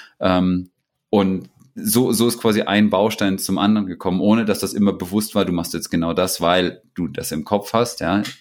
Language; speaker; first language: German; native; German